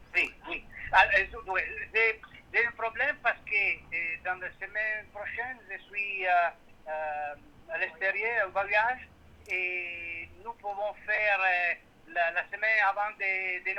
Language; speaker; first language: French; non-native, learner; Italian